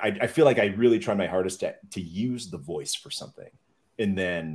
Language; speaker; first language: English; non-native, fluent; French